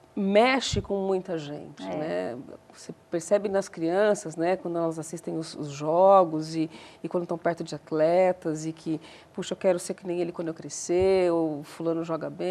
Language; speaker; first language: Portuguese; native; Portuguese